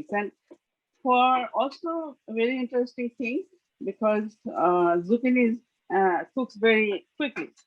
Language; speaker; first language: English; non-native, fluent; Bangla